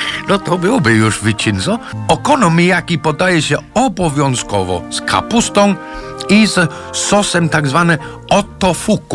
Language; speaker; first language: Polish; non-native, learner; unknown